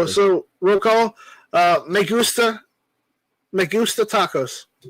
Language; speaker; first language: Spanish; non-native, learner; English